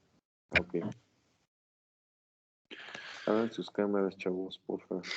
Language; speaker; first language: Spanish; native; Spanish